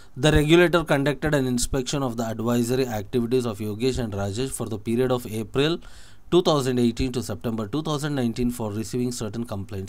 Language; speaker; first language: English; non-native, local second language; Kannada